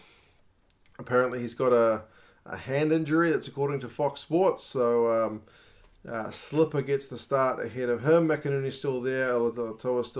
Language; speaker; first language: English; native; English